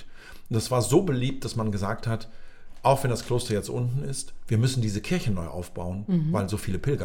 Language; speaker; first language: German; native; German